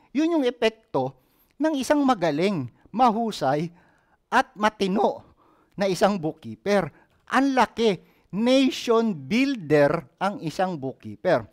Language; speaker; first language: Filipino; native; Filipino